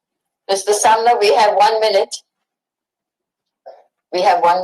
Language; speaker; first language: English; native; English